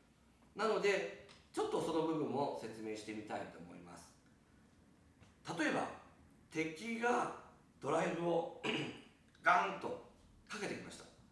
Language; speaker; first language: Japanese; native; Japanese